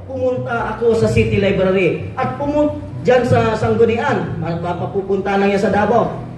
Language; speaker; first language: Filipino; non-native, local second language; Cebuano